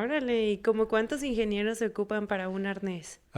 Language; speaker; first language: Spanish; native; Spanish